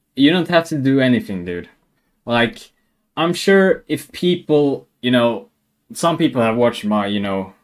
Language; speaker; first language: English; non-native, fluent; Swedish